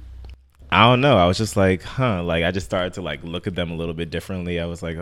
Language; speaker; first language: English; native; English